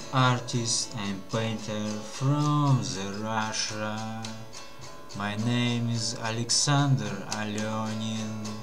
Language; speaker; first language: English; non-native, learner; Russian